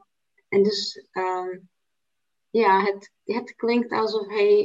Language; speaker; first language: Dutch; non-native, learner; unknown